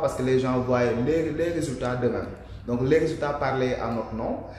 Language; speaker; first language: French; non-native, local second language; Wolof